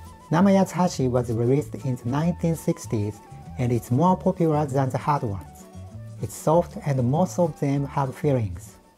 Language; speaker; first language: English; non-native, fluent; Japanese